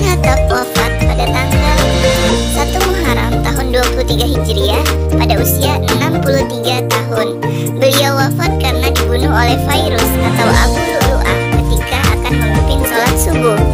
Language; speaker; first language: Indonesian; native; Indonesian